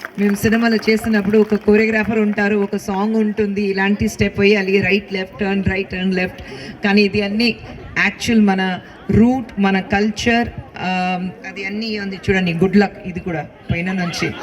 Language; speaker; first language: Telugu; non-native, local second language; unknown